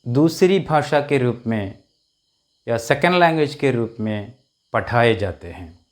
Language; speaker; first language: Hindi; non-native, local second language; Malayalam